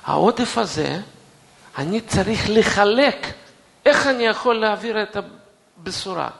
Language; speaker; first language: Hebrew; non-native, fluent; Russian